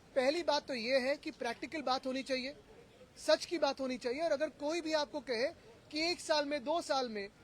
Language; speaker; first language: Hindi; non-native, local second language; Marathi